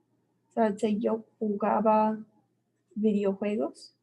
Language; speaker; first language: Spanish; non-native, fluent; English